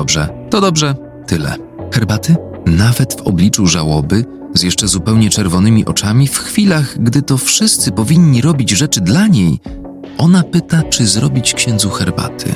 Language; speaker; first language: Polish; native; Polish